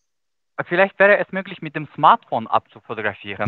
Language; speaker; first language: German; non-native, fluent; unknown